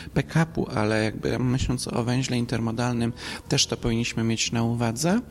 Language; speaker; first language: Polish; native; Polish